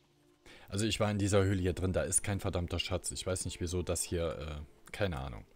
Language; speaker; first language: German; native; German